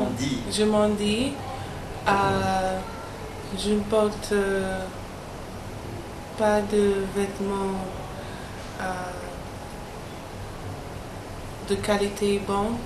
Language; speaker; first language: French; non-native, learner; English